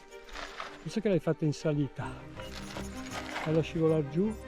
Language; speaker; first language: Italian; native; Italian